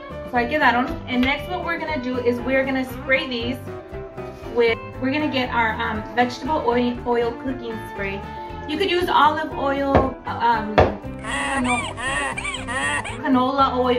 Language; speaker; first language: English; early bilingual, other home language; Spanish